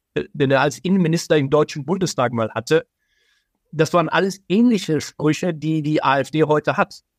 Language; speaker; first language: German; early bilingual, other home language; Persian